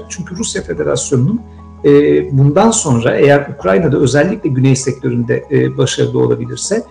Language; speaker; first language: Turkish; native; Turkish